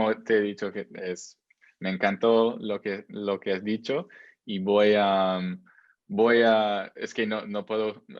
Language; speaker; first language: Spanish; non-native, fluent; English